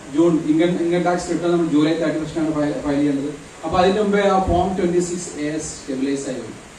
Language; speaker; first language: Malayalam; native; Malayalam